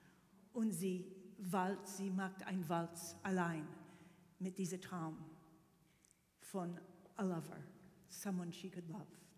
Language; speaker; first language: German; non-native, learner; English